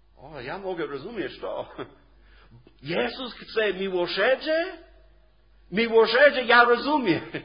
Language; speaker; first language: Polish; non-native, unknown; English